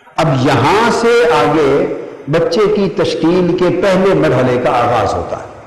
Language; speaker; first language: Urdu; non-native, local second language; Punjabi